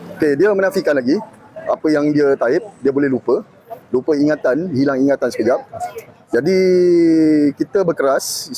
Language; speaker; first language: Malay; native; Malay